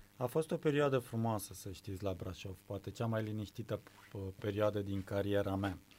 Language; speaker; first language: Romanian; native; Romanian